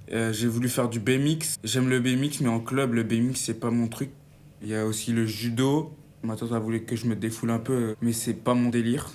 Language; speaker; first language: French; native; French